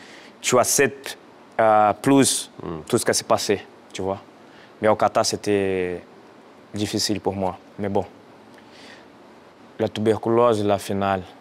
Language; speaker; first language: French; non-native, fluent; Portuguese